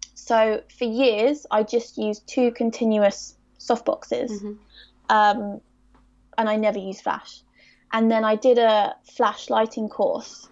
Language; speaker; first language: English; native; English